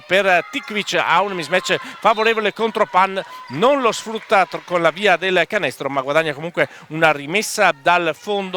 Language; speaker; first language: Italian; native; Italian